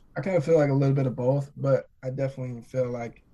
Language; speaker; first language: English; native; English